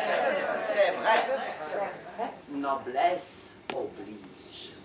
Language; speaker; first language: French; non-native, learner; Russian